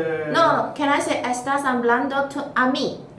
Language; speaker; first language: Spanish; non-native, learner; Russian